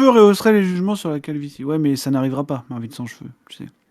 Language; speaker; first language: French; native; French